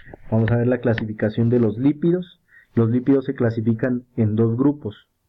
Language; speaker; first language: Spanish; native; Spanish